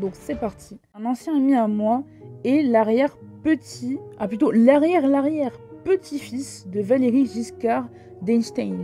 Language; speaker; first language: French; native; French